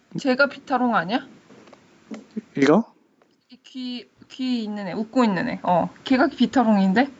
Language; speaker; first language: Korean; early bilingual, heritage; Korean